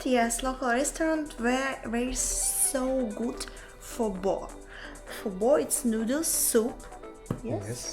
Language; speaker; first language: English; non-native, learner; Russian